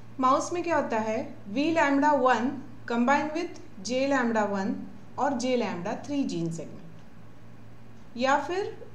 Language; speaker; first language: Hindi; non-native, local second language; Marathi